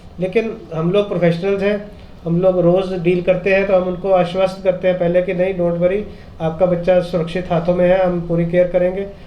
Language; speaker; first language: Hindi; non-native, local second language; Punjabi